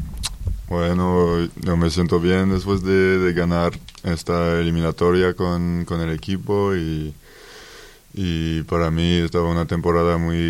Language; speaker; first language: Spanish; non-native, fluent; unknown